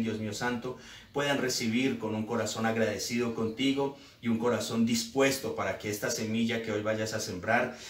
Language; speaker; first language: Spanish; native; Spanish